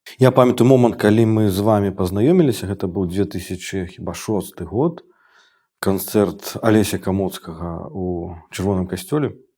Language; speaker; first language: Belarusian; non-native, local second language; Russian